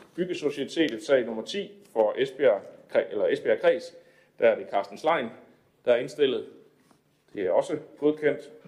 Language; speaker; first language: Danish; native; Danish